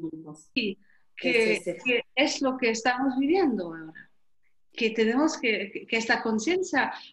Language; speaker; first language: Spanish; non-native, learner; French